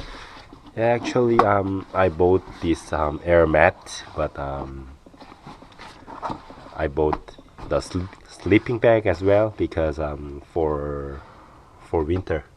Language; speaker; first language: English; non-native, learner; Korean